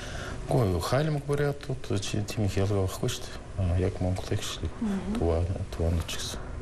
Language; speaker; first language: Mongolian; non-native, fluent; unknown